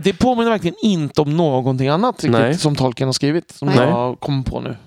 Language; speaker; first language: Swedish; native; Swedish